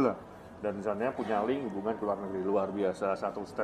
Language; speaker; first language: Indonesian; native; Indonesian